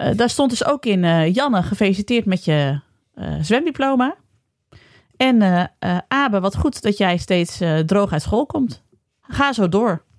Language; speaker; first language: Dutch; native; Dutch